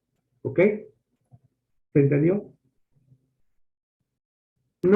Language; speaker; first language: Spanish; native; Spanish